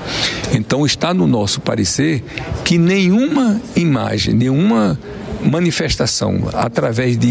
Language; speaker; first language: Portuguese; native; Portuguese